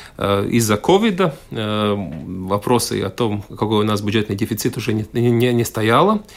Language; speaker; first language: Russian; non-native, local second language; Latvian